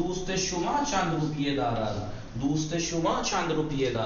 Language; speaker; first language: Persian; non-native, fluent; Urdu